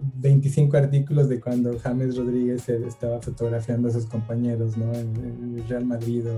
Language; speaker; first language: Spanish; native; Spanish